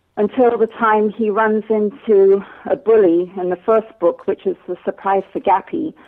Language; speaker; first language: English; native; English